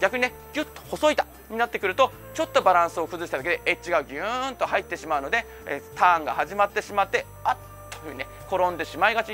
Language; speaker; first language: Japanese; native; Japanese